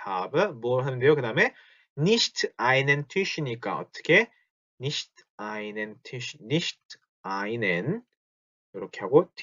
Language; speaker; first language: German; non-native, fluent; Korean